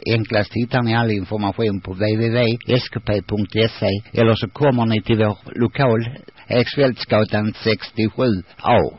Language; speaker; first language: Swedish; native; Swedish